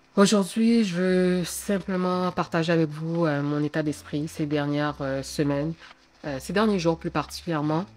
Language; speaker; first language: French; early bilingual, other home language; Haitian Creole